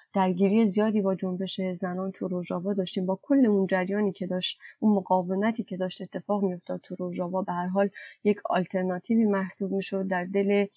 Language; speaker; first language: Persian; non-native, local second language; Kurdish